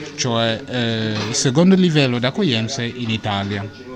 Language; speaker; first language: Italian; non-native, fluent; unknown